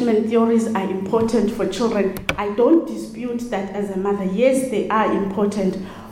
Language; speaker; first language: English; non-native, local second language; Xhosa